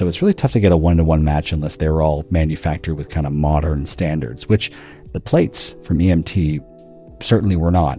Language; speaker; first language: English; native; English